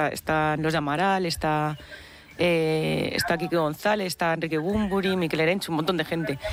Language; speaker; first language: Spanish; native; Spanish